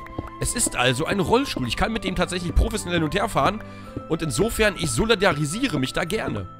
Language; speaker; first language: German; native; German